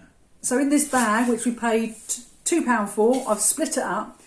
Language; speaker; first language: English; native; English